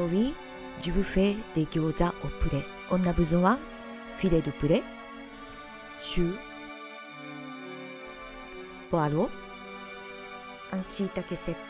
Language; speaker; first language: French; non-native, learner; Japanese